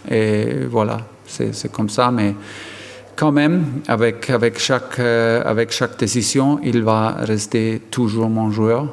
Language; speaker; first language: French; non-native, fluent; German